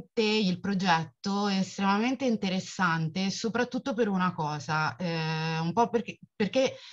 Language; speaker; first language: Italian; native; Italian